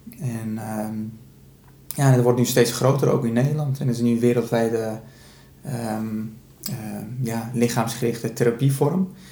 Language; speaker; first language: Dutch; early bilingual, other home language; Persian